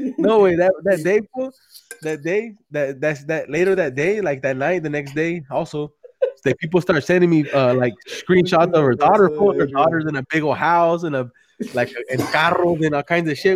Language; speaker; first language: English; early bilingual, other home language; Spanish